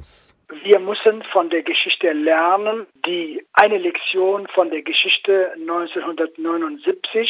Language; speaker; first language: German; non-native, fluent; Kurdish